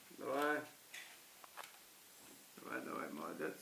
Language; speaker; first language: Russian; native; Russian